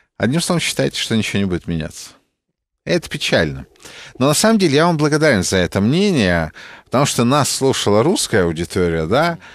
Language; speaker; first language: Russian; native; Russian